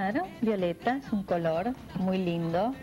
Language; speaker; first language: Spanish; native; Spanish